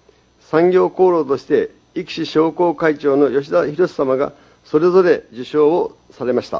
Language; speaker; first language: Japanese; native; Japanese